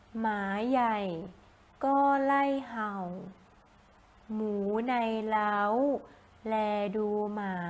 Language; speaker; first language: Thai; native; Thai